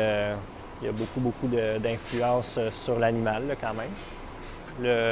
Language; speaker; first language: French; native; French